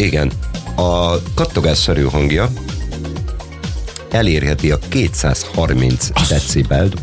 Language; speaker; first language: Hungarian; native; Hungarian